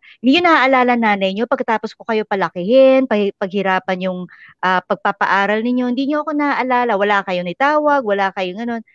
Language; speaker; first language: Filipino; native; Filipino